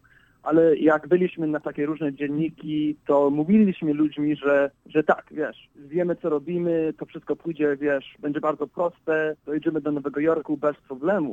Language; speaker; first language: Polish; early bilingual, heritage; English